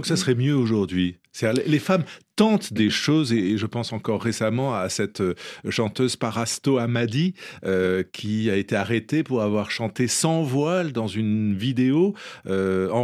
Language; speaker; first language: French; native; French